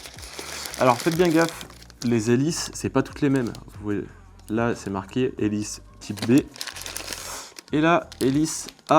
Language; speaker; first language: French; native; French